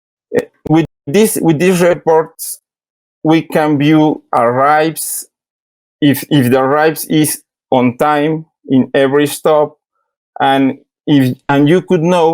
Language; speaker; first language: English; non-native, learner; Spanish